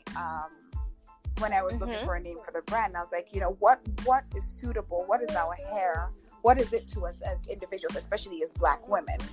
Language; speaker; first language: English; non-native, local second language; Akan